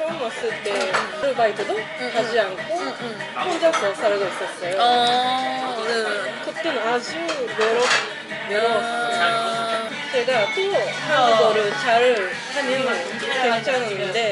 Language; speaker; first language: Korean; non-native, learner; Japanese